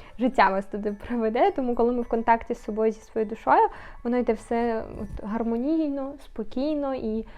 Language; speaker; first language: Ukrainian; non-native, local second language; Russian